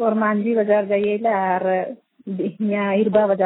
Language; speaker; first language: Hindi; non-native, local second language; Sadri